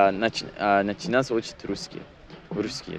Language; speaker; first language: Russian; non-native, learner; English